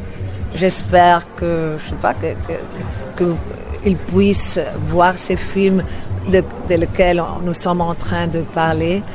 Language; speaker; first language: French; non-native, fluent; Spanish